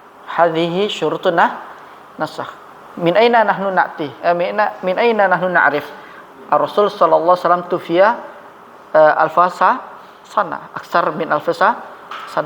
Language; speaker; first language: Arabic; non-native, fluent; Indonesian